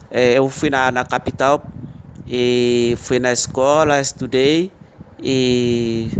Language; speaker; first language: Portuguese; non-native, local second language; Fula